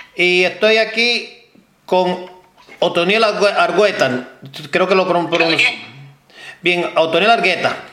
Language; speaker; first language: Spanish; early bilingual, heritage; Spanish